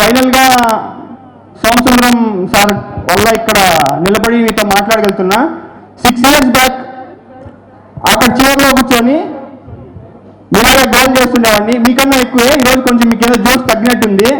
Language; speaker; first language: Telugu; native; Telugu